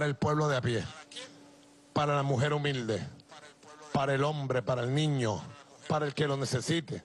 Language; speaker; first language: Spanish; native; Spanish